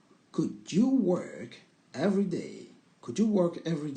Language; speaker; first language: English; non-native, learner; French